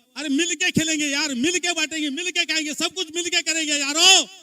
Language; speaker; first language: Hindi; non-native, local second language; Marathi